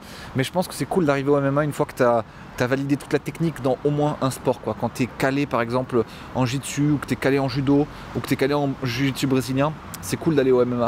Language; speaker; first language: French; native; French